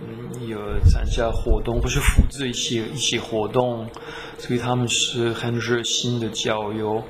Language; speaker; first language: Chinese; non-native, fluent; French